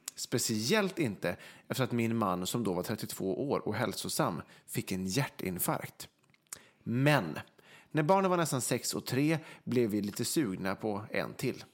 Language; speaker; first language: Swedish; native; Swedish